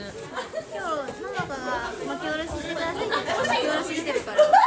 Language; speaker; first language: Japanese; native; Japanese